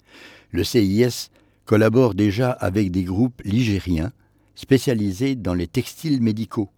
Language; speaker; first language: French; native; French